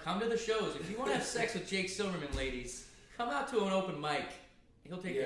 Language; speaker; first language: English; native; English